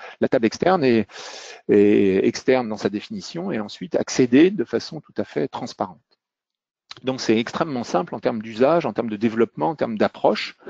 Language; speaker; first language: French; native; French